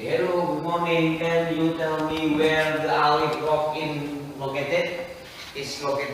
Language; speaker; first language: English; non-native, learner; Indonesian